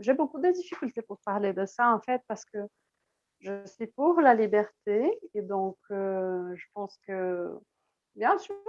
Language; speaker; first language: French; non-native, fluent; Portuguese